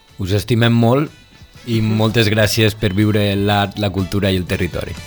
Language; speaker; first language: Catalan; native; Catalan